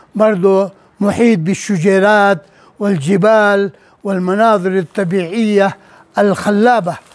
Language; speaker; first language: Arabic; non-native, fluent; Urdu